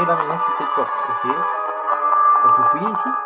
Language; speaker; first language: French; native; French